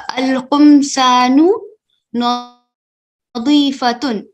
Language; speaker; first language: Arabic; non-native, learner; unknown